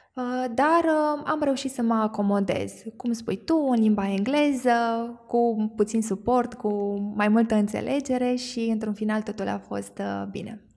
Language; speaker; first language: Romanian; native; Romanian